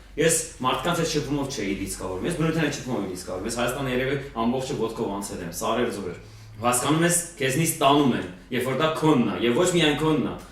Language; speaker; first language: Armenian; early bilingual, heritage; Armenian